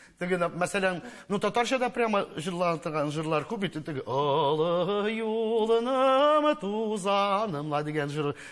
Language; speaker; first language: Tatar; non-native, local second language; Russian